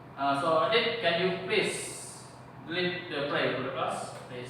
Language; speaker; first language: English; non-native, learner; Indonesian